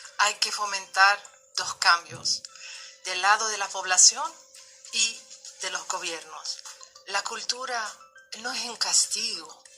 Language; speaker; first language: Spanish; non-native, fluent; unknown